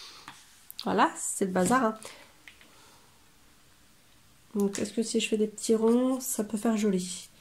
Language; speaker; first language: French; native; French